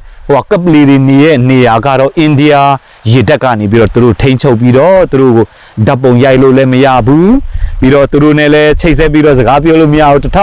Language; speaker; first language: Burmese; non-native, fluent; Mizo